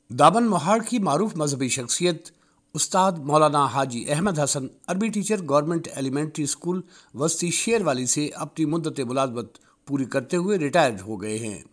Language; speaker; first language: Urdu; non-native, local second language; Punjabi